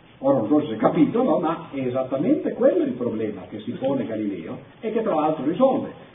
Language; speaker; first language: Italian; native; Italian